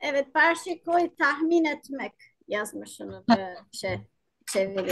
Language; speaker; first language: Turkish; non-native, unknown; Albanian